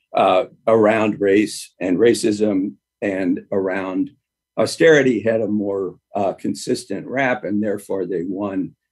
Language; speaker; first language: English; native; English